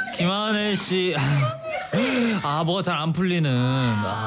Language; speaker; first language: Korean; native; Korean